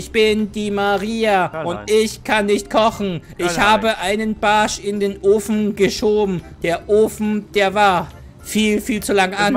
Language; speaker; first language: German; native; German